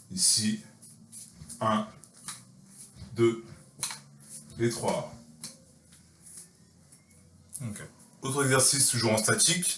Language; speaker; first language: French; native; French